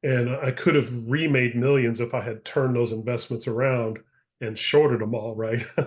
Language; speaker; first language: English; native; English